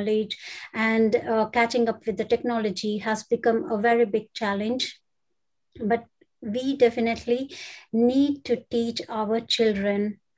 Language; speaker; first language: English; non-native, local second language; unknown